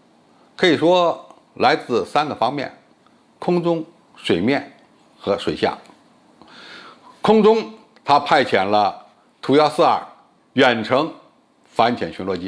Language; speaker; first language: Chinese; native; Chinese